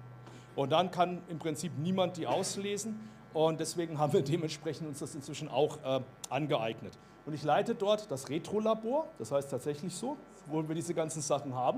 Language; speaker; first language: German; native; German